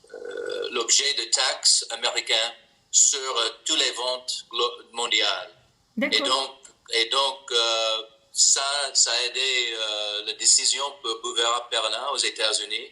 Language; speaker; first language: French; non-native, learner; English